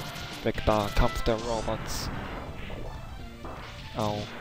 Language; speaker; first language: German; native; German